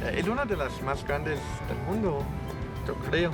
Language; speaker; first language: Spanish; non-native, learner; English